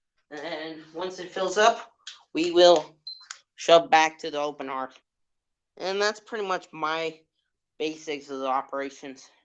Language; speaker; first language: English; native; English